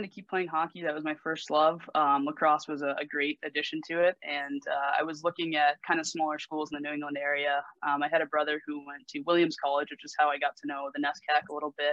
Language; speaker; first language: English; native; English